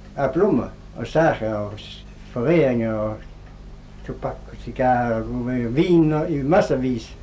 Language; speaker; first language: Danish; native; Danish